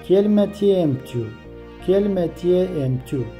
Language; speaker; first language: French; non-native, learner; Pashto